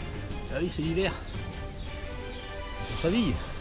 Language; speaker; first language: French; native; French